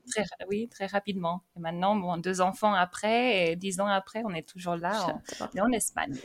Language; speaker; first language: French; early bilingual, other home language; English